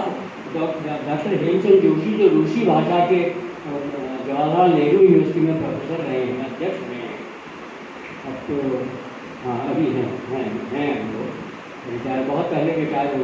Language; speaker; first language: Hindi; native; Hindi